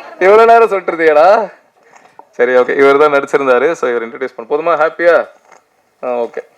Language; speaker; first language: Tamil; native; Tamil